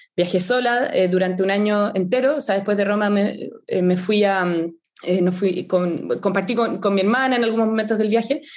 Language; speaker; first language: Spanish; native; Spanish